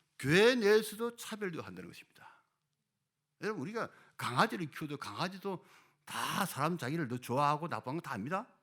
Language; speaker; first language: Korean; native; Korean